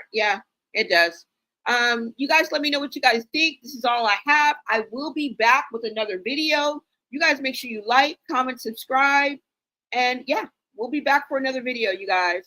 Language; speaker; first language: English; native; English